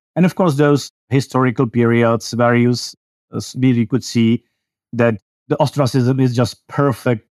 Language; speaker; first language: English; non-native, fluent; Czech